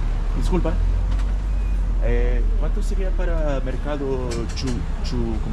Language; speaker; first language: Spanish; non-native, fluent; English